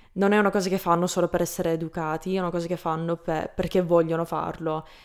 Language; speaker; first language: Italian; non-native, fluent; English